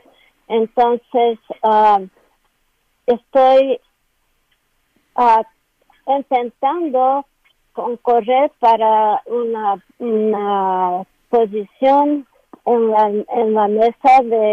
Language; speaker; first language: Spanish; non-native, learner; Portuguese